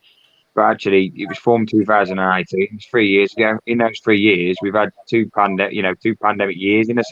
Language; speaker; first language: English; native; English